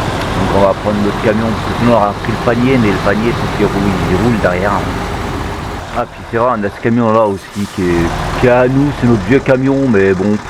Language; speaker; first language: French; native; French